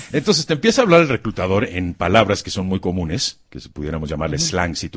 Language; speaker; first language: Spanish; native; Spanish